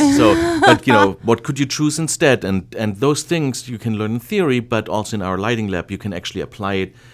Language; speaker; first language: English; non-native, fluent; German